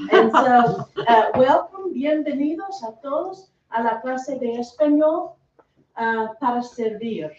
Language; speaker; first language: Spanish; non-native, fluent; English